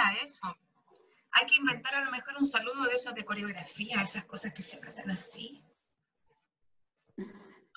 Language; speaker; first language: Spanish; native; Spanish